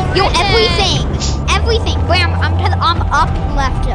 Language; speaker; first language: English; native; English